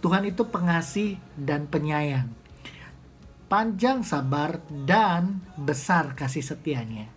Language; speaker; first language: Indonesian; native; Indonesian